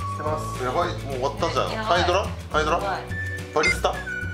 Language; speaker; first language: Japanese; native; Japanese